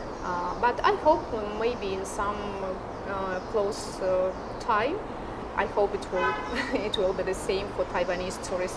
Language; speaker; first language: English; non-native, fluent; Russian